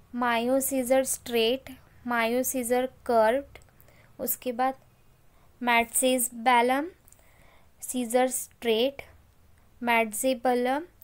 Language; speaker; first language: Hindi; non-native, local second language; Marathi